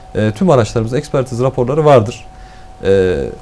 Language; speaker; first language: Turkish; native; Turkish